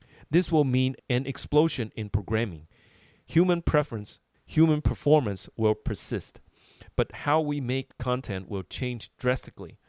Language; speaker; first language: English; non-native, fluent; Chinese